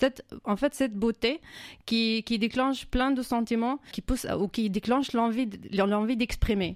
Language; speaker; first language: French; non-native, fluent; Arabic